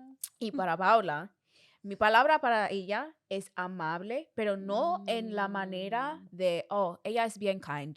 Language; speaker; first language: Spanish; non-native, fluent; English